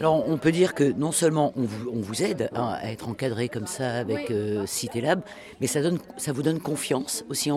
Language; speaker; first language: French; native; French